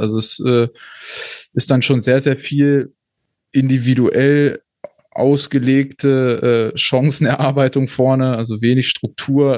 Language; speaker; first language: German; native; German